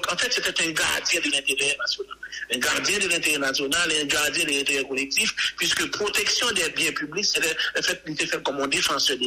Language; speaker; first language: French; non-native, local second language; Haitian Creole